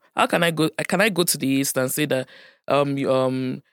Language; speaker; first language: English; non-native, local second language; Yoruba